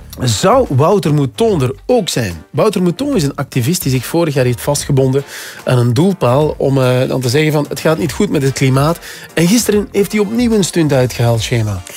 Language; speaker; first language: Dutch; native; Dutch